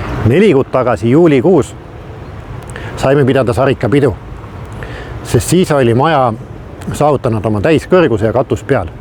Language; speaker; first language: Estonian; native; Estonian